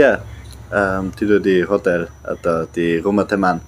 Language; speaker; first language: Indonesian; non-native, learner; German